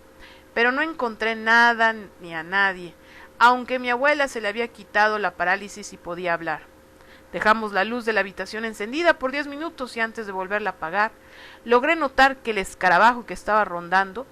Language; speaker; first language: Spanish; native; Spanish